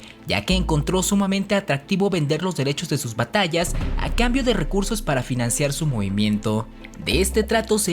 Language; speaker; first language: Spanish; native; Spanish